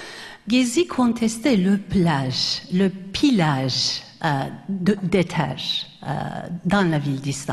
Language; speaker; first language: French; non-native, fluent; Turkish